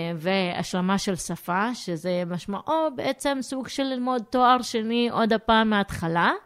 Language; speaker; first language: Hebrew; non-native, local second language; Arabic